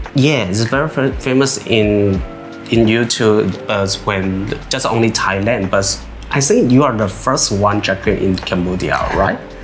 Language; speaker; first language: English; non-native, learner; Chinese